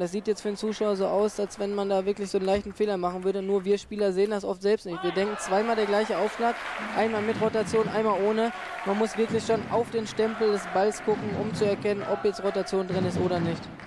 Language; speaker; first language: German; native; German